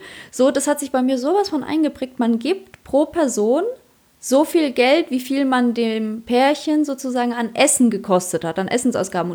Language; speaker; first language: German; early bilingual, other home language; Polish